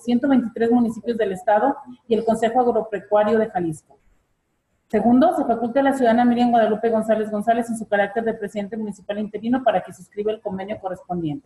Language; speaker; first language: Spanish; native; Spanish